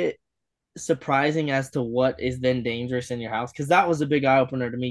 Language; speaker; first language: English; native; English